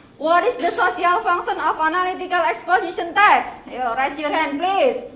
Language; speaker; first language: English; non-native, fluent; Indonesian